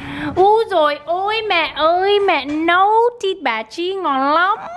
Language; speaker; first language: Vietnamese; early bilingual, heritage; English